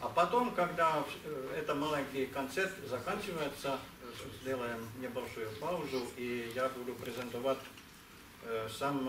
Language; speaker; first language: Russian; non-native, fluent; Finnish